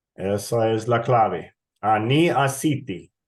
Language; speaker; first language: Spanish; non-native, fluent; English